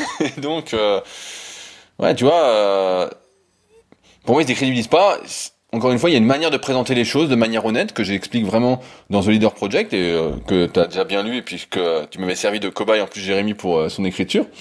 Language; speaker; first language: French; native; French